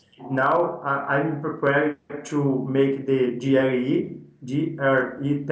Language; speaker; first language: English; non-native, learner; Portuguese